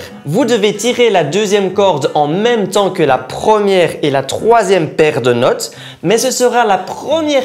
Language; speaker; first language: French; native; French